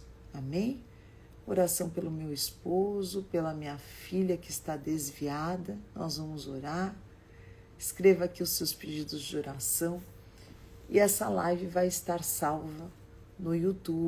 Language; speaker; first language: Portuguese; native; Portuguese